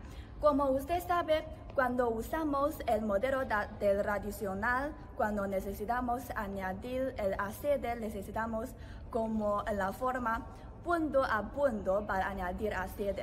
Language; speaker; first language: Spanish; non-native, learner; Chinese